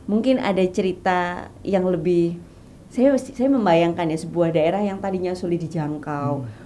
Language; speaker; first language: Indonesian; native; Indonesian